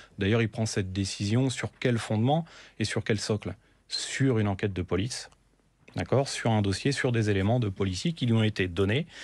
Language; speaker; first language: French; native; French